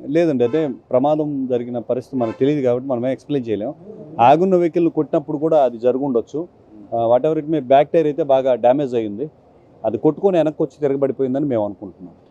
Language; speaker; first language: Telugu; native; Telugu